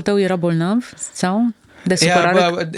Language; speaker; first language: Romanian; native; Romanian